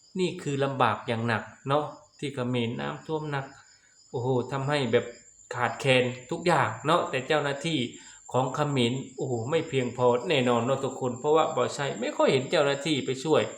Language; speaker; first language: Thai; non-native, local second language; Lao